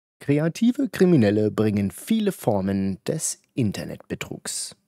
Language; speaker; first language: German; native; German